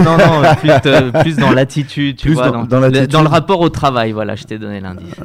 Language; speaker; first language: French; native; French